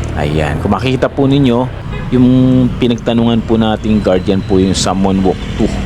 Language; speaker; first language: Filipino; native; Filipino